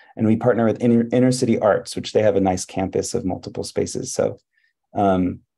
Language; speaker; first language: English; early bilingual, other home language; Hebrew